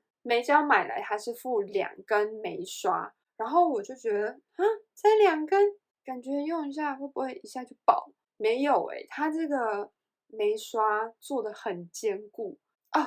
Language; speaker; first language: Chinese; native; Chinese